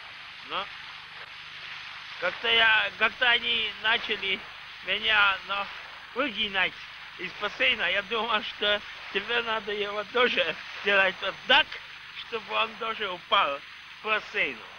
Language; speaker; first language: Russian; non-native, local second language; Estonian